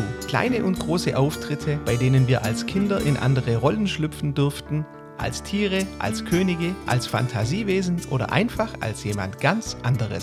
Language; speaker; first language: German; native; German